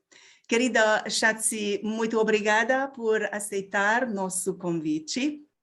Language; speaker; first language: Portuguese; non-native, learner; Hungarian